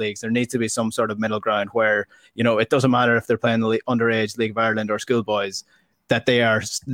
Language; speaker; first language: English; native; English